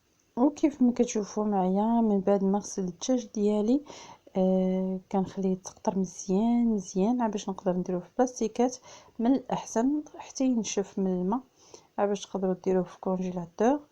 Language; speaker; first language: Arabic; native; Arabic